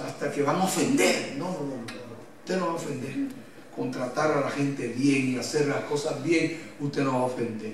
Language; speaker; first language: Spanish; native; Spanish